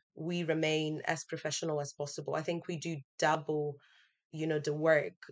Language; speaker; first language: English; non-native, fluent; Italian